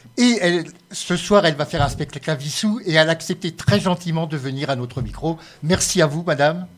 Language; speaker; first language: French; native; French